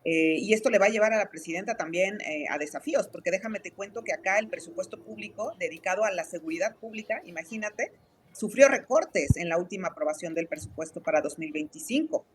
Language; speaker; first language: Spanish; native; Spanish